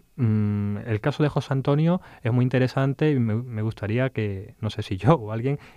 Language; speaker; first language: Spanish; native; Spanish